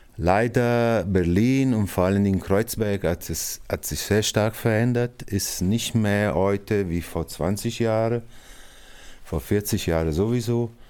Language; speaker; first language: German; non-native, fluent; Italian